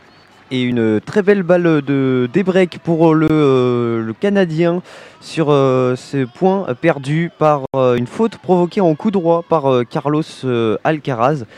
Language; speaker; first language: French; native; French